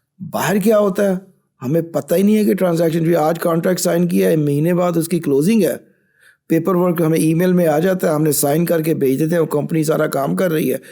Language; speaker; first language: Urdu; non-native, local second language; Punjabi